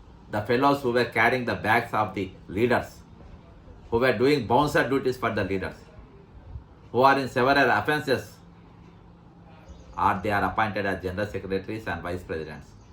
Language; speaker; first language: English; non-native, local second language; Telugu